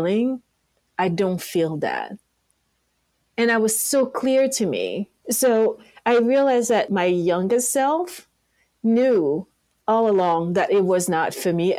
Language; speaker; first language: English; non-native, local second language; French